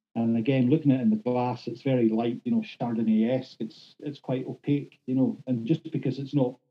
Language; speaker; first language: English; native; English